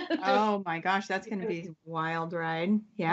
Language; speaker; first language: English; native; English